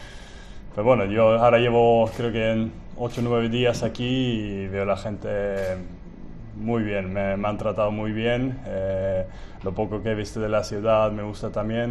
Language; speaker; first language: Spanish; non-native, fluent; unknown